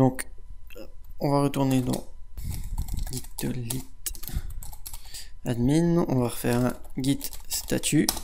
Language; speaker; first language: French; native; French